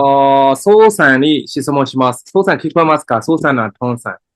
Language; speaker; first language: Japanese; non-native, fluent; Burmese